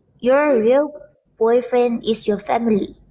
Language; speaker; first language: English; non-native, learner; Thai